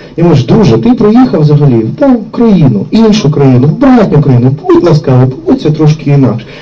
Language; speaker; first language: Ukrainian; non-native, local second language; Russian